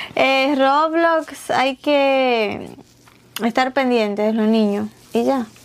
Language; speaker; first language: Spanish; native; Spanish